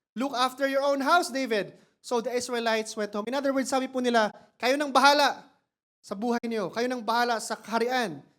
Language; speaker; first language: Filipino; non-native, local second language; Cebuano